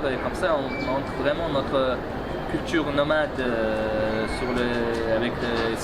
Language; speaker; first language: French; non-native, fluent; Mongolian